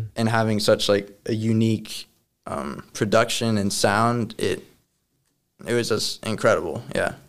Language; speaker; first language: English; native; English